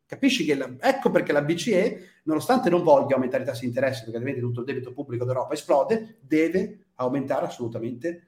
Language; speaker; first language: Italian; native; Italian